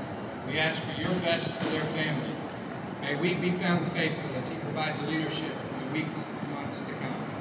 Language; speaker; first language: English; native; English